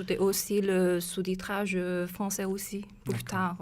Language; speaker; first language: French; non-native, learner; Chinese